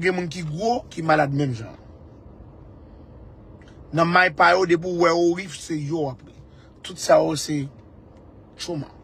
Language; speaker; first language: French; non-native, local second language; Haitian Creole